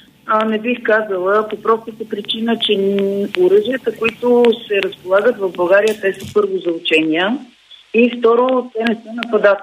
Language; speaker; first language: Bulgarian; native; Bulgarian